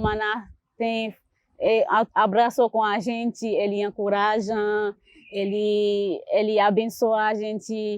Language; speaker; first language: Portuguese; non-native, learner; Haitian Creole